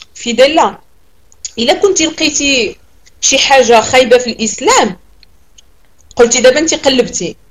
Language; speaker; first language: Arabic; native; Arabic